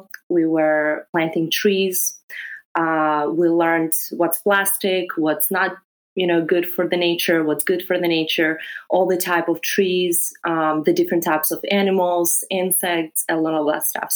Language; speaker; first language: English; non-native, fluent; Greek